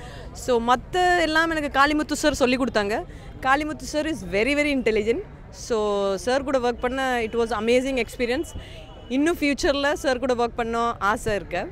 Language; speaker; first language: Tamil; non-native, fluent; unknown